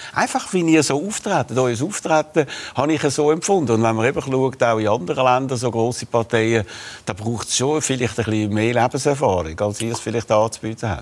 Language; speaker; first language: German; native; German